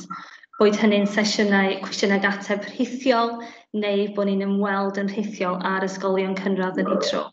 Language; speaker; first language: Welsh; native; Welsh